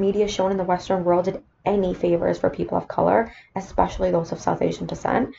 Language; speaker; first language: English; non-native, local second language; Sinhala